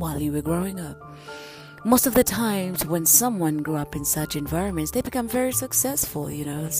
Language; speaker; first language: English; non-native, local second language; Zulu